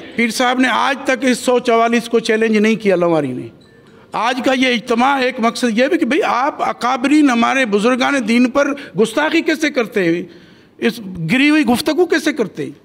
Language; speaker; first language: Urdu; non-native, local second language; Sindhi